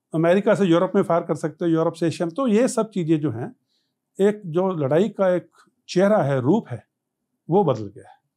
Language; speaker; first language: Hindi; non-native, local second language; Punjabi